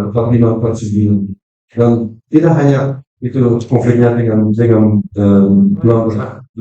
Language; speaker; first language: Indonesian; non-native, fluent; Dutch